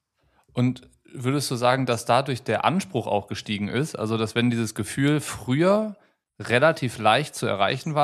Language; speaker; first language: German; native; German